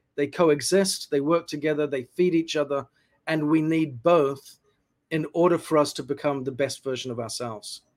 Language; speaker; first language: English; native; English